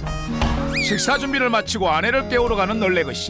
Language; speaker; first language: Korean; native; Korean